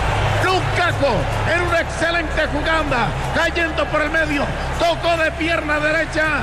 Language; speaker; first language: Spanish; native; Spanish